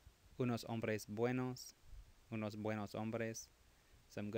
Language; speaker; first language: Spanish; non-native, fluent; English